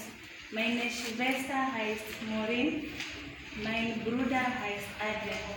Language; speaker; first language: German; non-native, learner; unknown